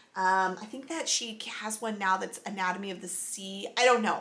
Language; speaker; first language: English; native; English